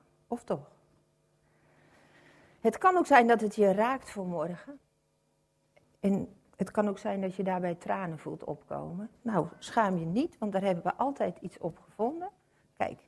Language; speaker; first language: Dutch; native; Dutch